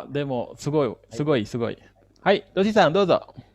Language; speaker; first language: Japanese; non-native, fluent; Indonesian